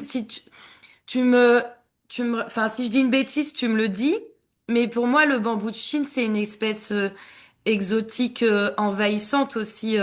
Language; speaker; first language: French; native; French